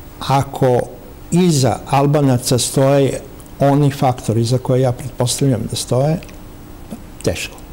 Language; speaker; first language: Serbian; native; Serbian